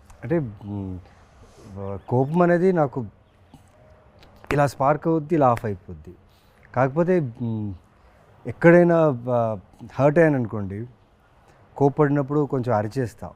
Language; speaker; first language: Telugu; native; Telugu